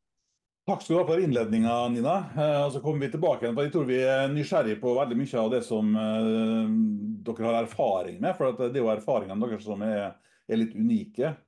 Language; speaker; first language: Norwegian; native; Norwegian